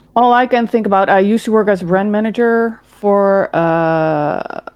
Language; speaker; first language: English; early bilingual, other home language; Dutch